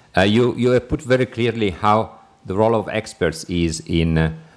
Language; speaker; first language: English; non-native, fluent; Italian